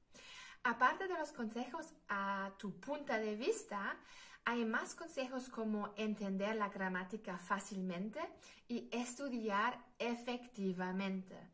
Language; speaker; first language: Spanish; non-native, fluent; German